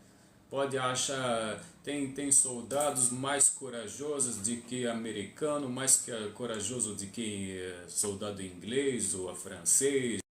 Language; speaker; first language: Portuguese; non-native, fluent; Arabic